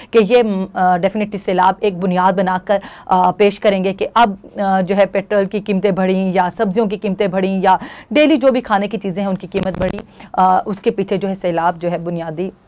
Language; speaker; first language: Urdu; native; Urdu